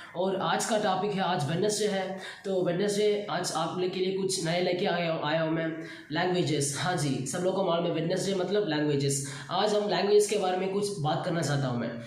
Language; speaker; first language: Hindi; non-native, local second language; Tamil